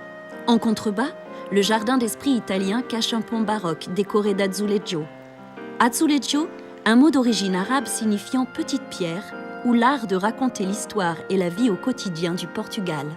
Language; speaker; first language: French; native; French